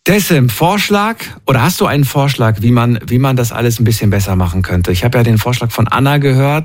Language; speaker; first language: German; native; German